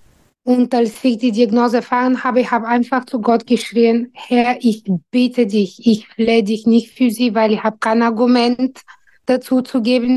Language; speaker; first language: German; non-native, fluent; Bulgarian